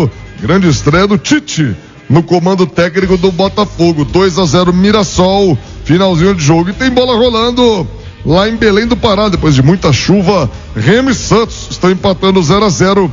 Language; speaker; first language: Portuguese; native; Portuguese